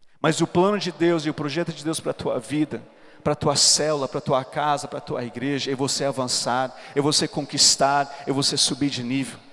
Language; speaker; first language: Portuguese; non-native, fluent; English